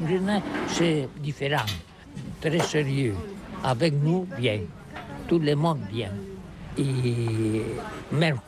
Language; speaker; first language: French; non-native, learner; Catalan